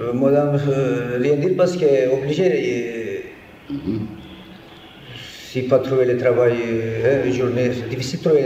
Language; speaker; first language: French; non-native, learner; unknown